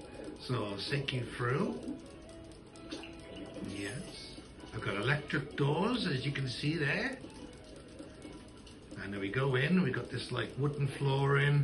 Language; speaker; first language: English; native; English